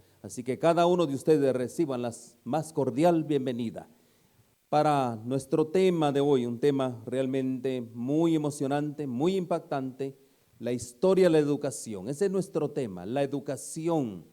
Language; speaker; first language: Spanish; native; Spanish